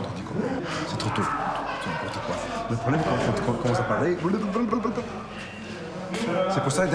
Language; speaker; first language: French; non-native, local second language; Dutch